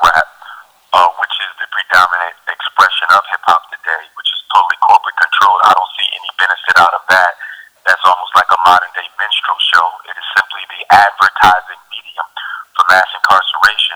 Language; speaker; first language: English; native; English